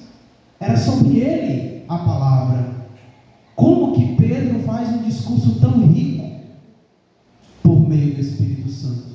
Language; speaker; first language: Portuguese; native; Portuguese